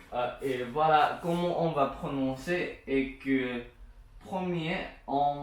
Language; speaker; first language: French; non-native, learner; Chinese